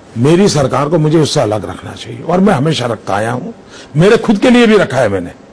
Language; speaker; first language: Hindi; non-native, local second language; Gujarati